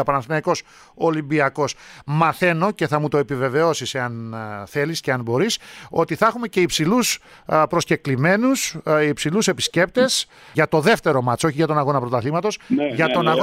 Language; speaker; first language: Greek; native; Greek